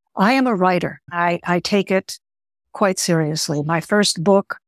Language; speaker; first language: English; early bilingual, other home language; Greek